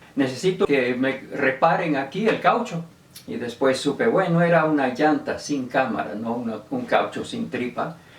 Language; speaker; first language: Spanish; non-native, local second language; English